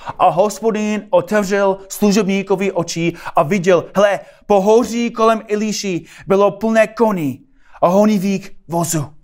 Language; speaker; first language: Czech; non-native, fluent; English